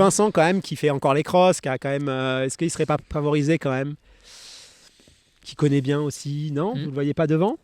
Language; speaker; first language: French; native; French